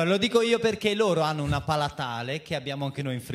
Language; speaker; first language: Italian; native; Italian